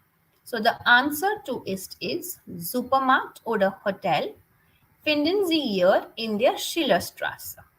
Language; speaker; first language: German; non-native, fluent; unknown